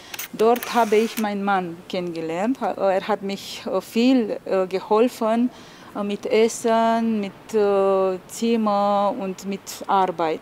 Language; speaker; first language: German; non-native, learner; Romanian